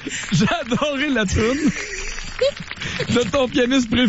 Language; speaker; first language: French; native; French